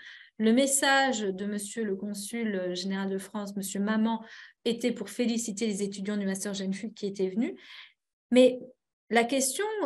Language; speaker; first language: French; native; French